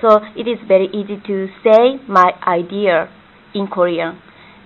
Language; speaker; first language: English; non-native, learner; Japanese